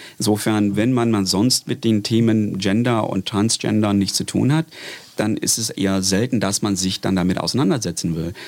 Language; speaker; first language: German; non-native, fluent; English